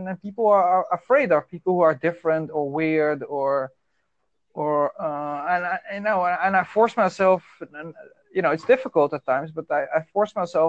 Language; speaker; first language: English; non-native, fluent; Dutch